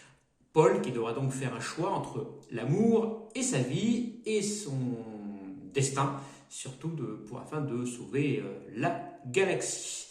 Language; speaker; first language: French; native; French